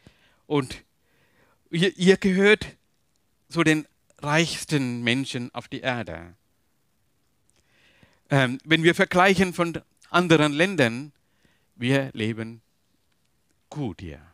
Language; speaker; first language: German; non-native, learner; Tamil